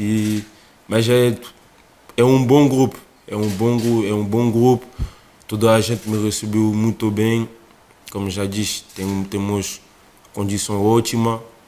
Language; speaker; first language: Portuguese; non-native, fluent; French